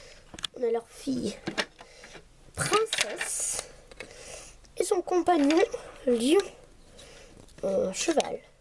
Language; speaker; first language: French; native; French